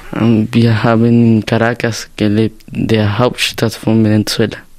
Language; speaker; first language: German; non-native, learner; Spanish